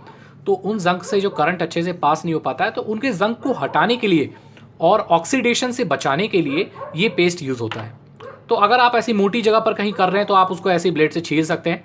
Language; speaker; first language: Hindi; native; Hindi